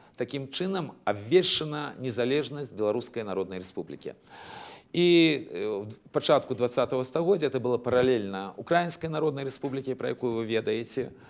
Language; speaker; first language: Belarusian; native; Belarusian